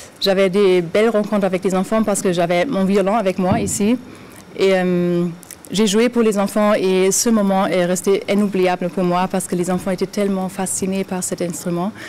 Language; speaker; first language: French; non-native, fluent; German